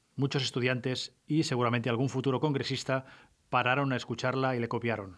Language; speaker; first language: Spanish; non-native, local second language; Catalan